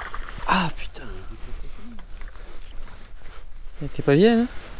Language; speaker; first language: French; native; French